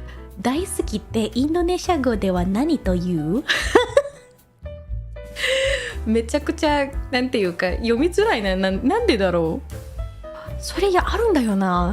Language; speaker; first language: Japanese; non-native, fluent; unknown